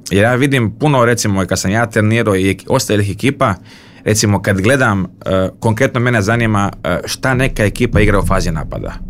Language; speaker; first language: Serbian; early bilingual, heritage; Bosnian